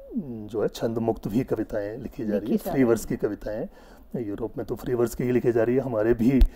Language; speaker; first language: Hindi; non-native, local second language; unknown